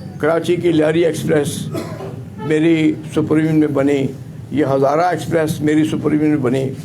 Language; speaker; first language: Urdu; non-native, local second language; Punjabi